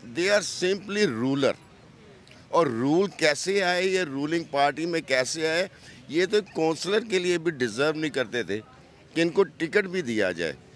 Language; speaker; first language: Urdu; non-native, local second language; Punjabi